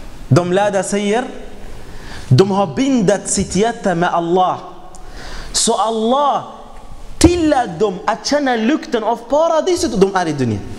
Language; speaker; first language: Swedish; non-native, fluent; Arabic